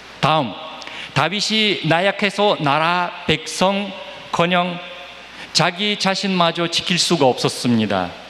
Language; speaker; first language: Korean; non-native, fluent; Russian